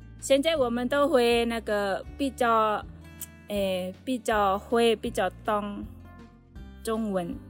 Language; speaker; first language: Chinese; non-native, learner; Indonesian